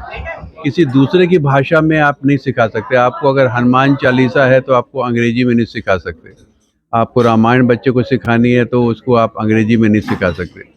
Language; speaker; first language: Hindi; native; Hindi